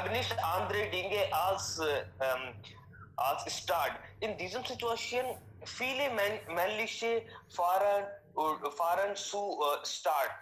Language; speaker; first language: German; non-native, learner; Hindi